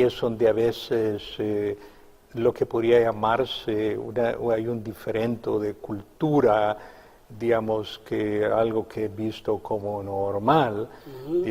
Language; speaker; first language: Spanish; native; Spanish